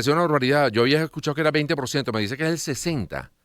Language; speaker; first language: Spanish; native; Spanish